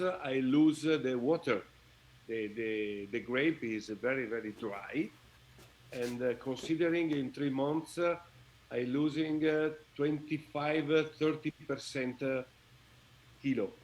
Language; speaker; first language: English; non-native, learner; Italian